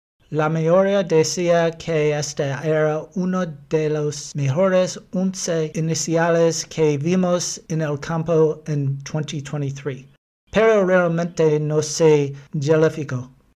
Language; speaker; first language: Spanish; non-native, learner; English